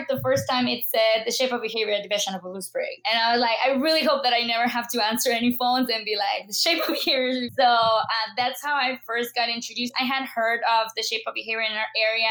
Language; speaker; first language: English; non-native, fluent; Spanish